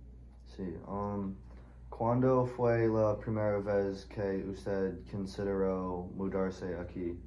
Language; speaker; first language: Spanish; non-native, learner; English